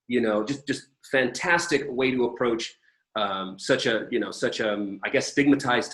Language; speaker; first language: English; native; English